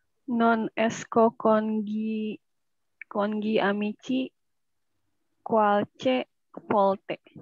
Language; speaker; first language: Italian; non-native, learner; Indonesian